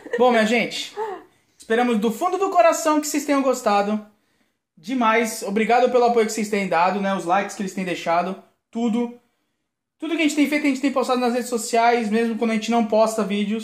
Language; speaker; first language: Portuguese; native; Portuguese